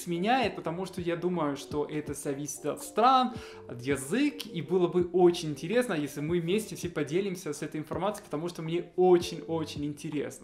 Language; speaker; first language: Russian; non-native, fluent; Spanish